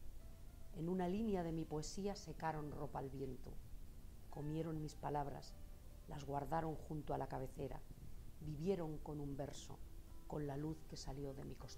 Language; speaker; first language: Spanish; native; Spanish